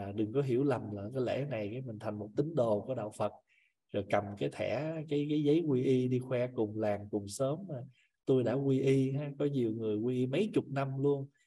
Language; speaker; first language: Vietnamese; native; Vietnamese